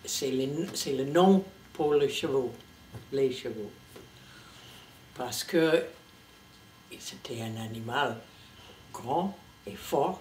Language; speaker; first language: French; non-native, fluent; English